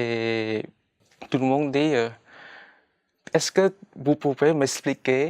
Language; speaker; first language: French; non-native, fluent; Khmer